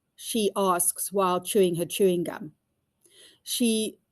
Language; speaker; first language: English; non-native, local second language; Afrikaans